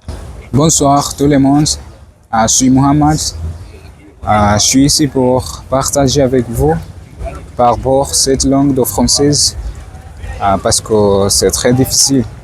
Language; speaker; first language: French; non-native, learner; Swahili